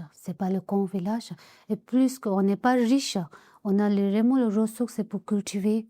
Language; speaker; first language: French; non-native, learner; Tibetan